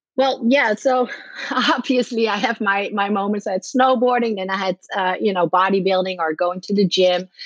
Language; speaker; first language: English; non-native, fluent; Dutch